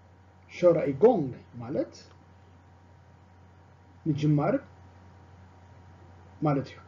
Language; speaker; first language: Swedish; non-native, fluent; Tigrinya